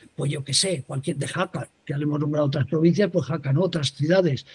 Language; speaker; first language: Spanish; native; Spanish